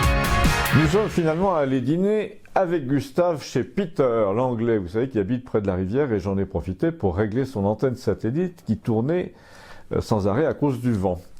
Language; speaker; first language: French; native; French